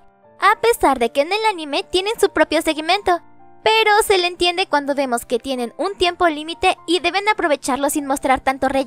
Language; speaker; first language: Spanish; native; Spanish